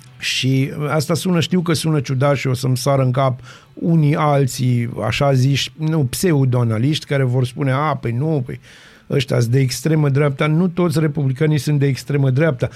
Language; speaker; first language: Romanian; native; Romanian